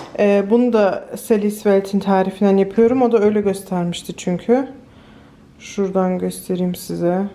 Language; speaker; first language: Turkish; early bilingual, heritage; Turkish